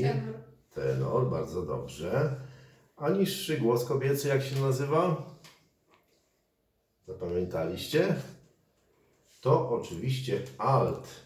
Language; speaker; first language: Polish; native; Polish